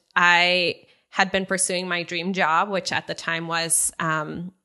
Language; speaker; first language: English; early bilingual, other home language; Spanish